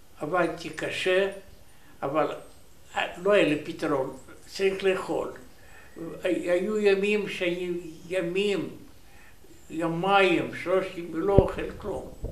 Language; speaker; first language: Hebrew; non-native, learner; Romanian